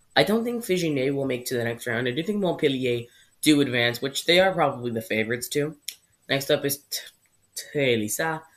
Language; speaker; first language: English; native; English